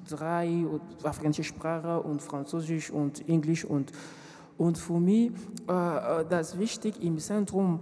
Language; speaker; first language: German; non-native, learner; French